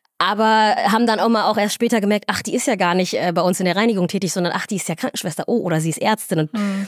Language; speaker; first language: German; early bilingual, other home language; Somali